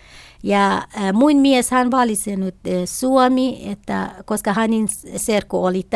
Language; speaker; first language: Finnish; non-native, learner; Kurdish